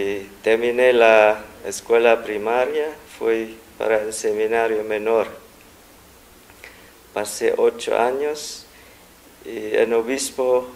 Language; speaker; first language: Spanish; non-native, fluent; Vietnamese